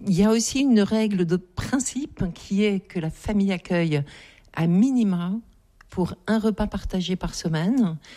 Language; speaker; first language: French; native; French